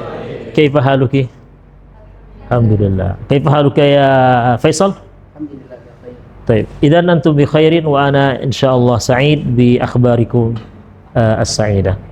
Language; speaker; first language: Arabic; non-native, fluent; Indonesian